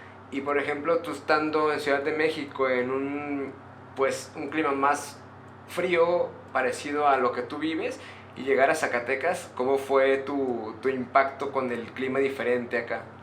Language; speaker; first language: Spanish; native; Spanish